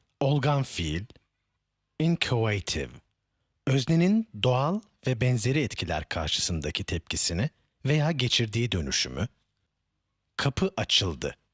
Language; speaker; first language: Turkish; native; Turkish